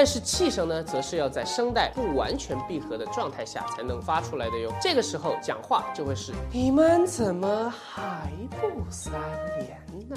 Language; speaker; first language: Chinese; native; Chinese